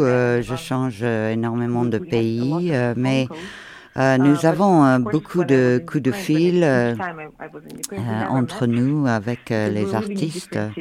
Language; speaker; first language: French; non-native, fluent; Ukrainian